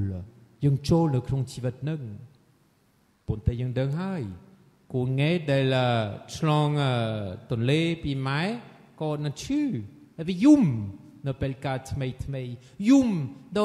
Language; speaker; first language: Khmer; non-native, fluent; French